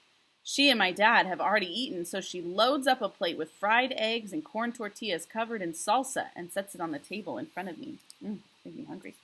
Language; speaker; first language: English; native; English